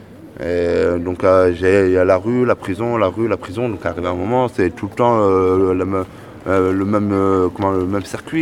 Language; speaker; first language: French; native; French